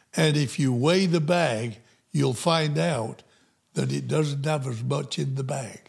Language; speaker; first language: English; native; English